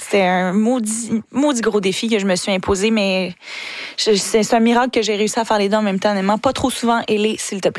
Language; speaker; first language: French; native; French